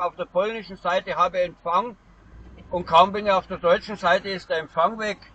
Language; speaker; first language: German; native; German